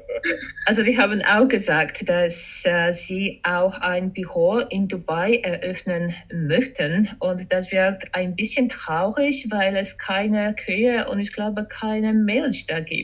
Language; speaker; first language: German; non-native, fluent; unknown